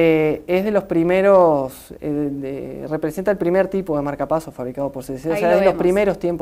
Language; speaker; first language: Spanish; native; Spanish